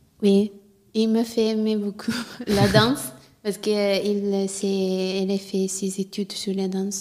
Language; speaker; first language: French; non-native, learner; Italian